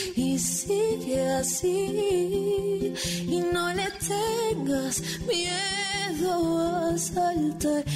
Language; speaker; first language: Spanish; native; Spanish